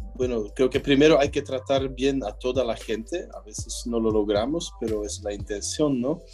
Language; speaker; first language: Spanish; non-native, fluent; French